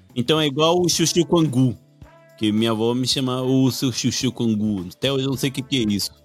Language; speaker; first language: Portuguese; native; Portuguese